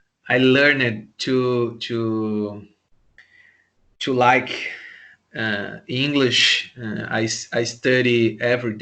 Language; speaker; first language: English; non-native, learner; Portuguese